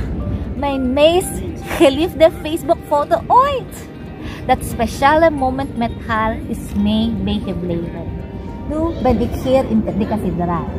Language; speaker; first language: Dutch; non-native, learner; Filipino